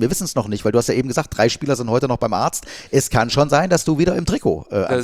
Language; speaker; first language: German; native; German